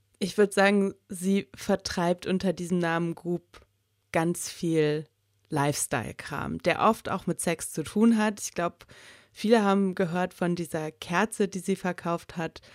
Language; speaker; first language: German; native; German